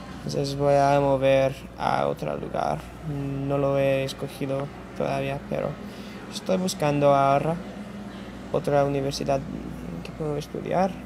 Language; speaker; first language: Spanish; non-native, fluent; English